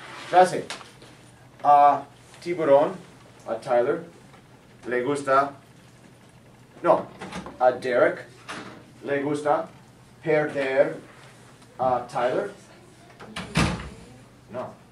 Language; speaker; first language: Spanish; non-native, fluent; English